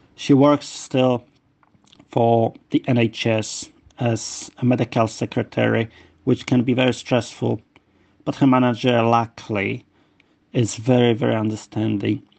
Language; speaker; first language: English; non-native, fluent; Polish